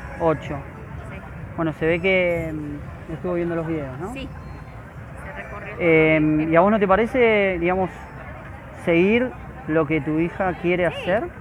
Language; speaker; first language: Spanish; native; Spanish